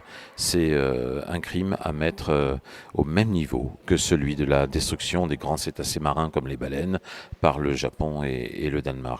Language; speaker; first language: French; native; French